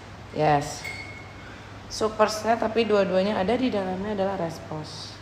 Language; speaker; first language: Indonesian; native; Indonesian